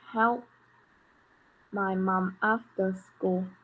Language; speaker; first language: English; non-native, learner; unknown